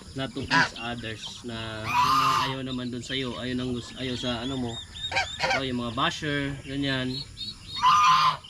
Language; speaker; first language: Filipino; non-native, local second language; Cebuano